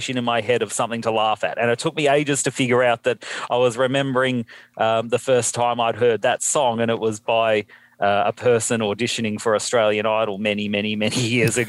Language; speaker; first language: English; native; English